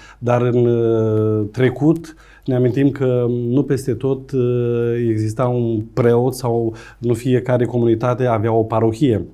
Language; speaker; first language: Romanian; native; Romanian